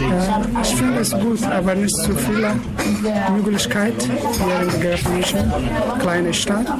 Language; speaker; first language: German; non-native, learner; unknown